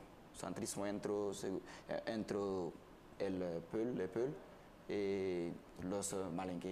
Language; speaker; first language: Spanish; non-native, learner; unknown